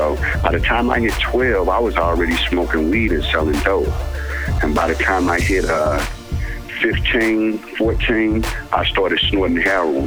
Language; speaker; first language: English; native; English